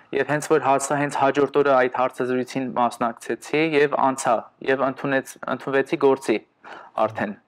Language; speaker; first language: Armenian; early bilingual, heritage; Armenian